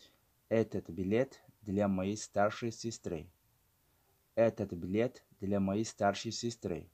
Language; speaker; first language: Russian; non-native, fluent; Tajik